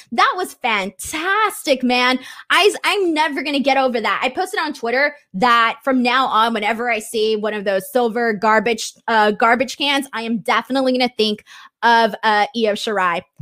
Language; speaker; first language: English; native; English